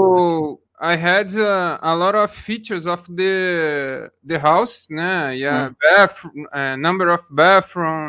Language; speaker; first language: English; non-native, learner; Portuguese